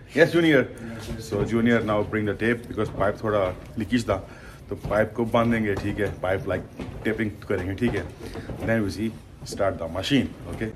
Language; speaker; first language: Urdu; non-native, local second language; Punjabi